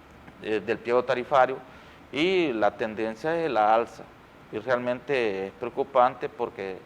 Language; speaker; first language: Spanish; native; Spanish